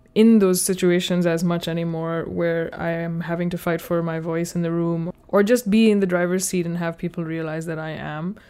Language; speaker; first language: English; non-native, local second language; Urdu